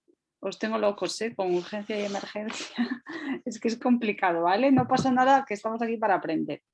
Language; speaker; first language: Spanish; native; Spanish